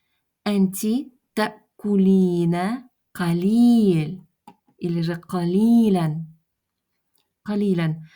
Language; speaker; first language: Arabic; non-native, fluent; Russian